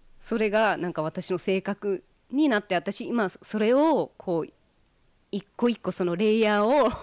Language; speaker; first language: Japanese; early bilingual, heritage; Japanese